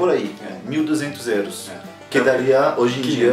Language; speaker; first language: Portuguese; non-native, fluent; French